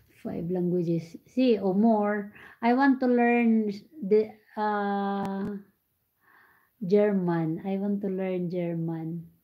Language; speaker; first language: English; non-native, local second language; Cebuano